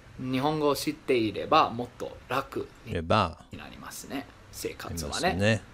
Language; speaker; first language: Japanese; non-native, learner; English